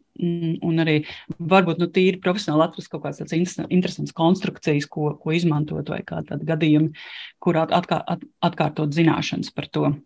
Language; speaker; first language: Latvian; non-native, local second language; Russian